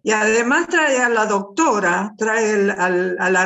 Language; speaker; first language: Spanish; native; Spanish